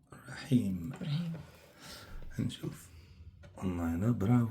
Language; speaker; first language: Arabic; native; Arabic